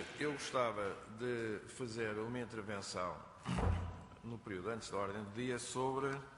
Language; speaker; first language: Portuguese; native; Portuguese